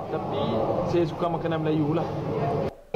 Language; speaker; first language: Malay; non-native, fluent; Arabic